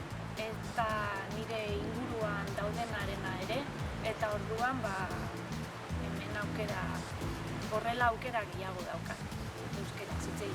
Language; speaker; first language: Basque; non-native, fluent; Spanish